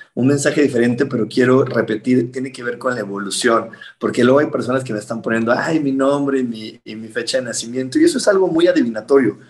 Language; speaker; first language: Spanish; native; Spanish